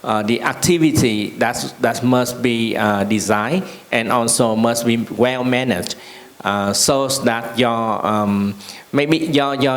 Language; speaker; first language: English; non-native, learner; Vietnamese